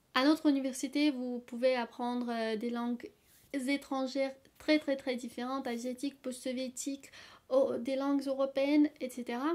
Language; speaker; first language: French; non-native, fluent; Russian